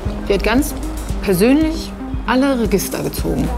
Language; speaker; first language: German; native; German